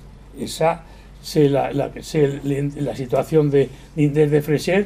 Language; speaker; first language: French; non-native, learner; Spanish